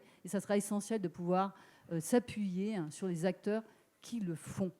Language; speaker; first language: French; native; French